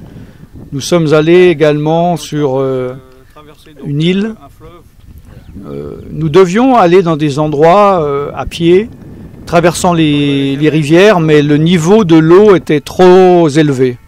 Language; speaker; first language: French; native; French